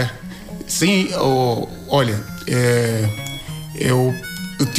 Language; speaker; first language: Portuguese; non-native, learner; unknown